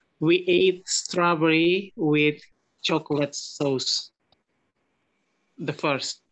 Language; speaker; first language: English; non-native, learner; Indonesian